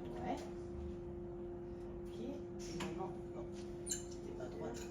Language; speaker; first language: French; native; French